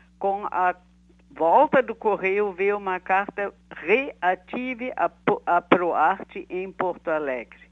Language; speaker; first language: Portuguese; early bilingual, other home language; German